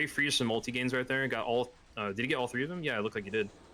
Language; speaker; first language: English; native; English